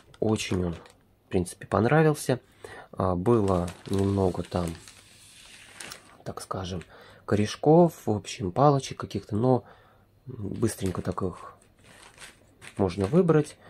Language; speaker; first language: Russian; native; Russian